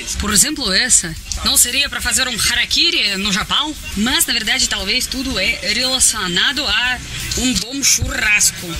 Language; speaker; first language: Portuguese; non-native, fluent; Russian